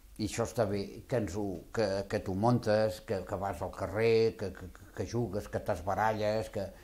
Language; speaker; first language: Catalan; native; Catalan